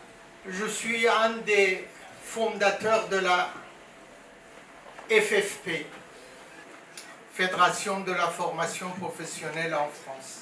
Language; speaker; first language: French; non-native, fluent; Persian